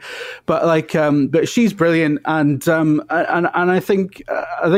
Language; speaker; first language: English; native; English